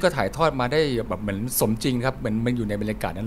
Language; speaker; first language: Thai; native; Thai